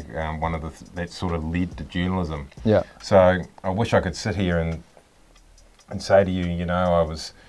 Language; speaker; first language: English; native; English